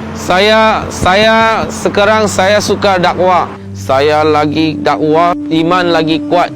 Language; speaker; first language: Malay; non-native, local second language; Chinese